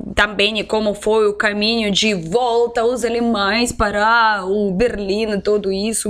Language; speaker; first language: Portuguese; non-native, learner; Russian